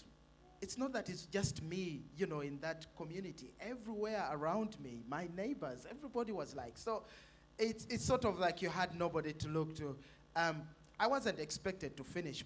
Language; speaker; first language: English; non-native, local second language; Ganda